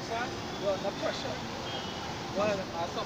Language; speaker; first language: English; native; English